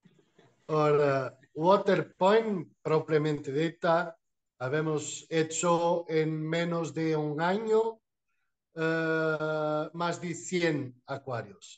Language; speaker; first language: Spanish; non-native, fluent; Portuguese